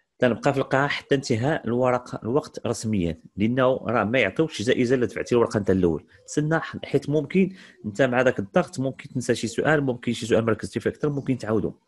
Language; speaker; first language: Arabic; native; Arabic